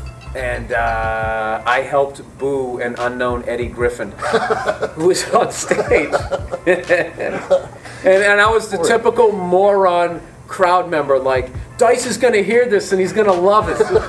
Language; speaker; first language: English; native; English